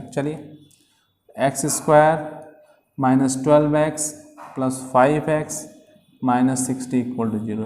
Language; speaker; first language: Hindi; native; Hindi